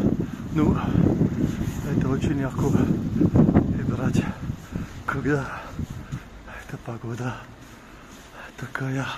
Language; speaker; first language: Russian; non-native, learner; French